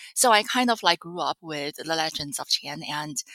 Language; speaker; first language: English; non-native, fluent; Chinese